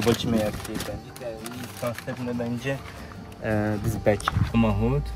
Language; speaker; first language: Polish; non-native, learner; Turkish